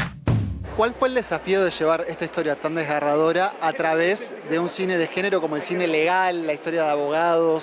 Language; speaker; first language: Spanish; native; Spanish